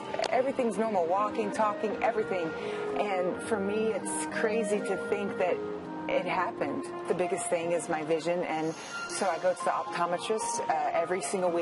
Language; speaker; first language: English; native; English